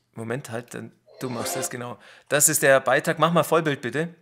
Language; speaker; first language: German; native; German